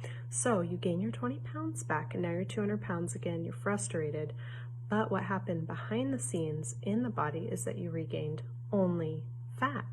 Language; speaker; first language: English; native; English